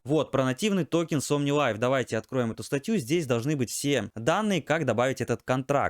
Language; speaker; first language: Russian; native; Russian